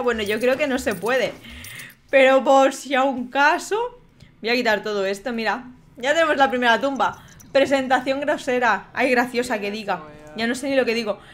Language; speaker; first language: Spanish; native; Spanish